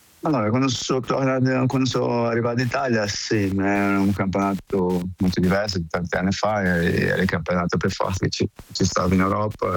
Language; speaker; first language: Italian; non-native, fluent; Portuguese